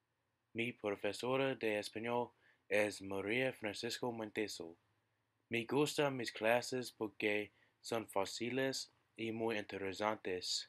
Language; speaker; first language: Spanish; non-native, learner; English